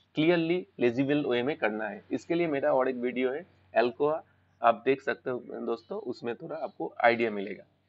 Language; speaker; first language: Hindi; non-native, local second language; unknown